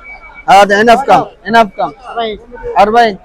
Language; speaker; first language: Arabic; non-native, learner; Bangla